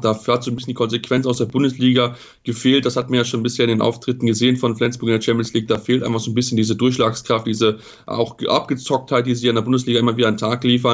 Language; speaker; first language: German; native; German